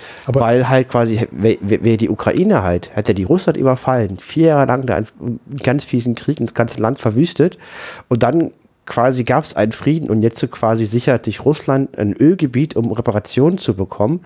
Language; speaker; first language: German; native; German